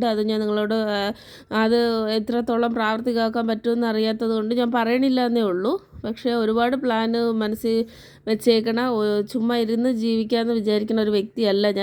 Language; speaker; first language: Malayalam; native; Malayalam